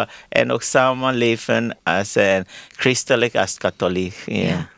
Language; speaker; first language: Dutch; non-native, learner; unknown